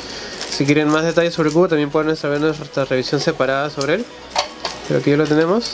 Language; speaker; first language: Spanish; native; Spanish